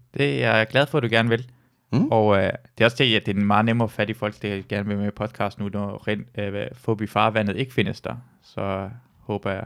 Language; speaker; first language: Danish; early bilingual, other home language; Persian